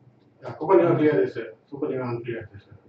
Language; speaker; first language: Japanese; non-native, learner; Tamil